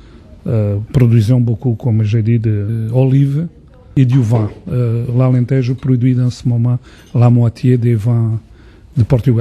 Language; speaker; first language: French; non-native, fluent; Portuguese